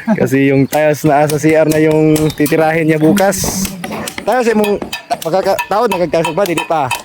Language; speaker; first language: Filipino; non-native, local second language; Cebuano